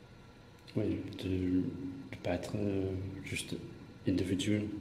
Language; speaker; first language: French; non-native, fluent; English